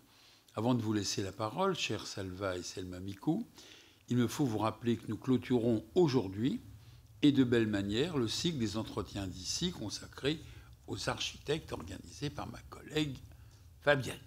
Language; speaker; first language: French; native; French